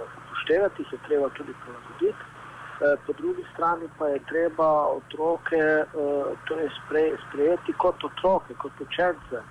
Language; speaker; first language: Slovenian; non-native, local second language; Romany